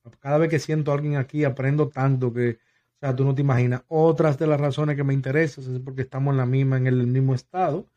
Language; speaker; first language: Spanish; native; Spanish